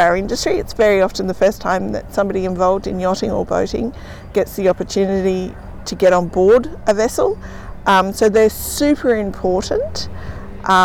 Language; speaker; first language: English; native; English